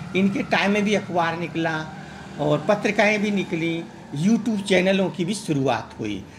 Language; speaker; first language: Hindi; native; Hindi